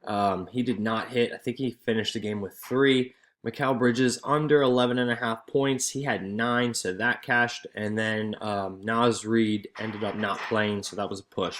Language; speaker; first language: English; native; English